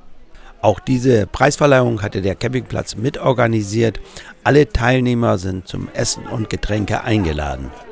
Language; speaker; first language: German; native; German